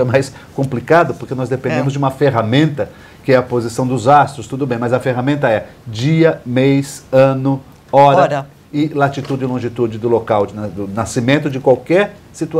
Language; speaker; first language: Portuguese; native; Portuguese